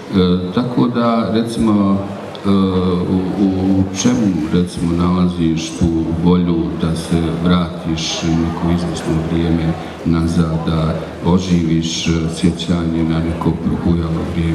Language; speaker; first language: Bosnian; native; Bosnian